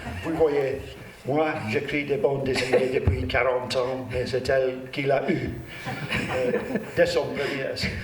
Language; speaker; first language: French; non-native, learner; English